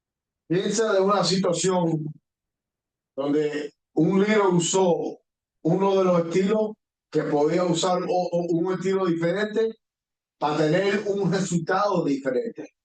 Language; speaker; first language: Spanish; early bilingual, heritage; Spanish